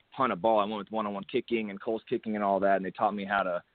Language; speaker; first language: English; native; English